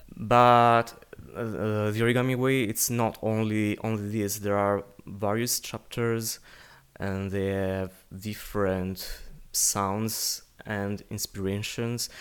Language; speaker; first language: English; non-native, learner; Italian